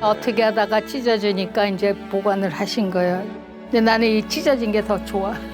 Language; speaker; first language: Korean; native; Korean